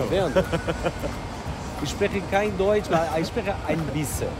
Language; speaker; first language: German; non-native, learner; Portuguese